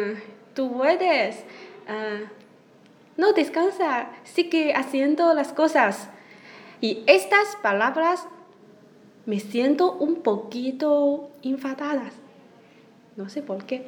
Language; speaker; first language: Spanish; non-native, learner; Chinese